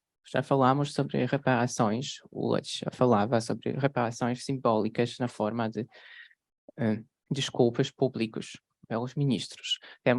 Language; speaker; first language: Portuguese; non-native, fluent; Polish